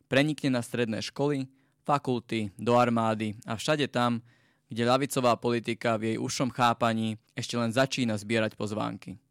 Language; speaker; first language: Slovak; native; Slovak